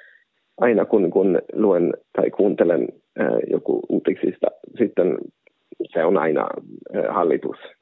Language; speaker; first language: Finnish; non-native, local second language; Swedish